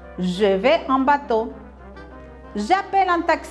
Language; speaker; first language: French; non-native, fluent; Spanish